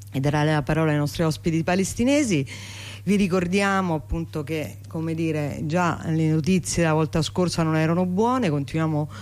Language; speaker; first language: Italian; native; Italian